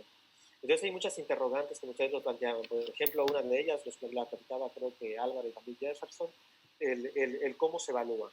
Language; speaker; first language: Spanish; native; Spanish